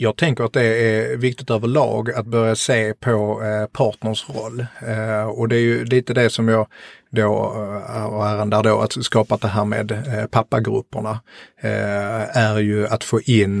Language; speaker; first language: Swedish; native; Swedish